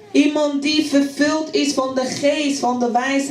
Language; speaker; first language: Dutch; non-native, fluent; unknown